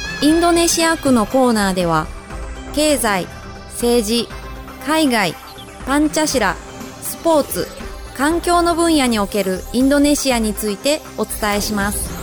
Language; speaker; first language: Japanese; non-native, fluent; Indonesian